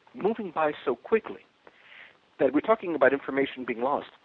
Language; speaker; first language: English; early bilingual, other home language; Spanish